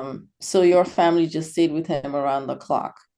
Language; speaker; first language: English; native; English